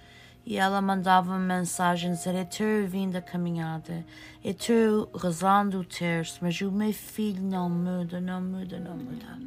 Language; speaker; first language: Portuguese; early bilingual, heritage; Portuguese